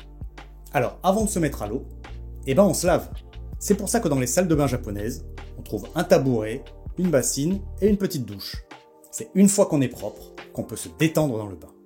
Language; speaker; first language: French; native; French